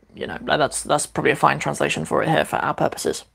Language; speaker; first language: English; native; English